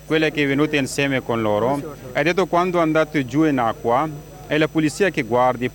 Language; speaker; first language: Italian; non-native, learner; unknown